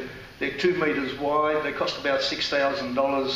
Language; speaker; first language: English; native; English